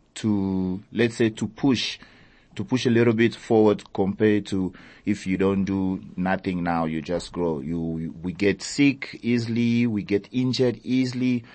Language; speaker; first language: English; early bilingual, other home language; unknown